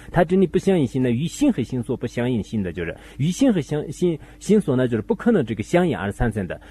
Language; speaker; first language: Chinese; native; Chinese